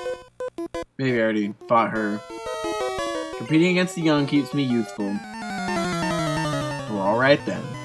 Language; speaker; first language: English; native; English